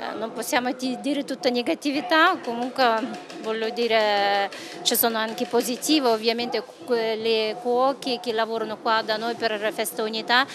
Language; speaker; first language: Italian; non-native, learner; Russian